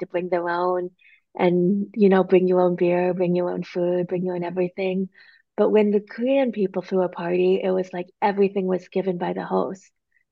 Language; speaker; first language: English; native; English